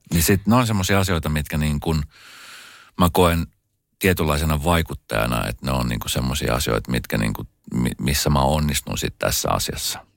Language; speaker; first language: Finnish; native; Finnish